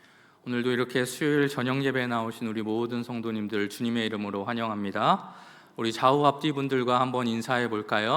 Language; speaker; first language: Korean; native; Korean